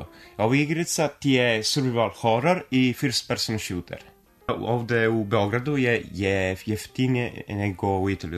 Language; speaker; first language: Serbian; early bilingual, heritage; Italian